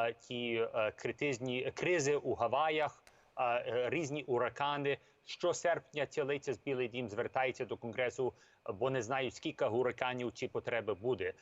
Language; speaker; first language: Ukrainian; early bilingual, heritage; Ukrainian